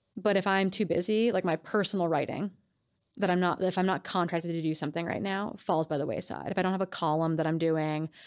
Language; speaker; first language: English; native; English